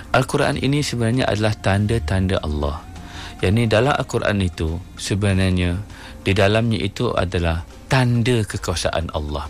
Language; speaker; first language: Malay; native; Malay